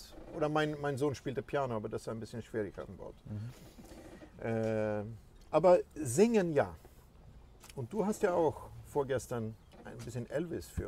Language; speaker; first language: German; non-native, fluent; Swedish